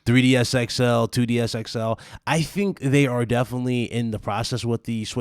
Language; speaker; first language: English; native; English